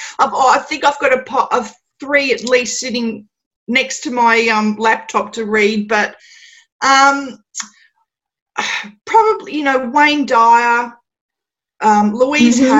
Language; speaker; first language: English; native; English